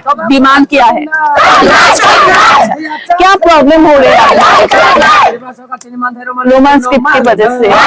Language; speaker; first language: Hindi; non-native, local second language; Bangla